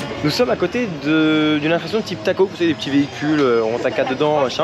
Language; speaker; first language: French; native; French